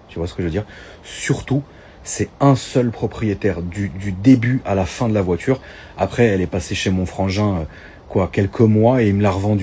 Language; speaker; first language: French; native; French